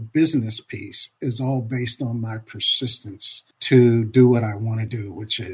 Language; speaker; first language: English; native; English